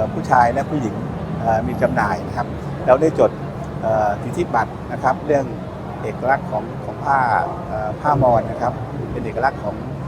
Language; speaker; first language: Thai; native; Thai